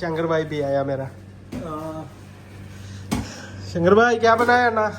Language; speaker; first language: Hindi; non-native, learner; Malayalam